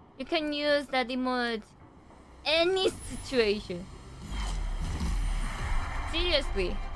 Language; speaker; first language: English; non-native, learner; Korean